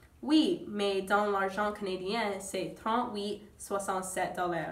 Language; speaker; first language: French; non-native, learner; English